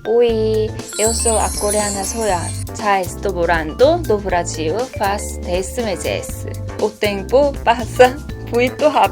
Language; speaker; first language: Portuguese; non-native, learner; Korean